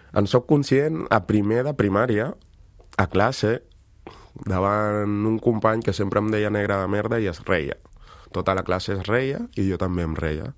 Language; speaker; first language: Catalan; early bilingual, other home language; Wolof